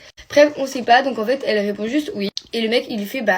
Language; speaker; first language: French; native; French